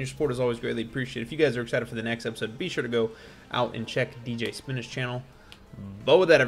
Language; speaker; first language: English; native; English